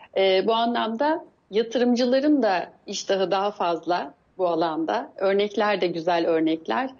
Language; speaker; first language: Turkish; native; Turkish